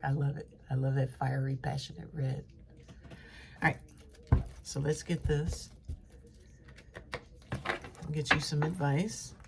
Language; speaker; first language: English; native; English